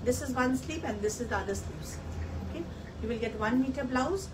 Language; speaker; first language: English; non-native, local second language; Bangla